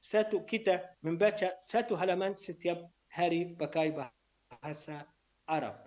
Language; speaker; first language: Indonesian; non-native, learner; Arabic